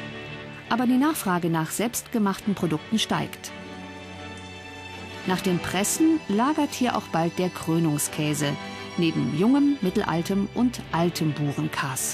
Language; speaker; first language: German; native; German